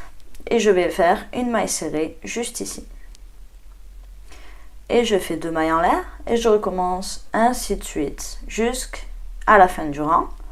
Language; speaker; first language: French; native; French